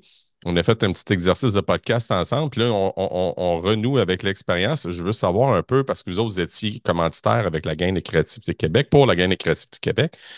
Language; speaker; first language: French; native; French